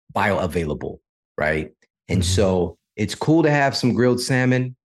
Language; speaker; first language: English; native; English